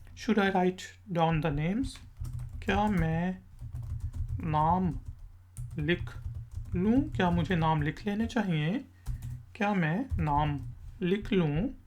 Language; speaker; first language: Urdu; native; Urdu